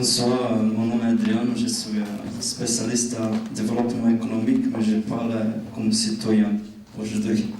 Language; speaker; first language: French; non-native, fluent; Portuguese